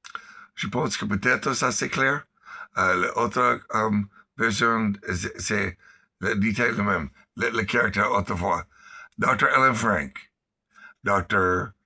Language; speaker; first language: French; non-native, learner; English